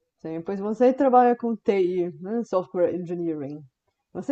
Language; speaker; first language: Portuguese; non-native, fluent; Bulgarian